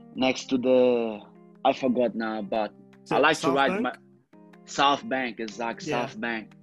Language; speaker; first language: English; non-native, learner; Portuguese